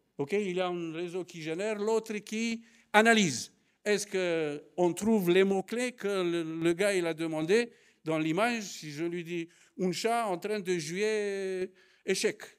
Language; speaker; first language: French; non-native, fluent; Romanian